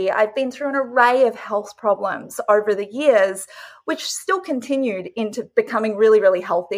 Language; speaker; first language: English; native; English